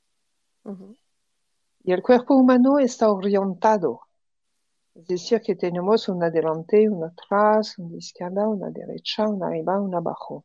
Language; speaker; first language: Spanish; non-native, fluent; French